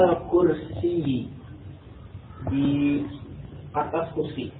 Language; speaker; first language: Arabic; non-native, learner; Indonesian